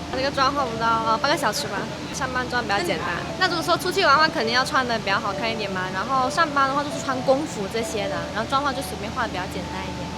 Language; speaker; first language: Chinese; native; Chinese